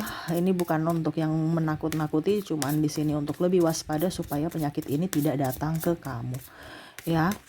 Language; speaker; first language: Indonesian; native; Indonesian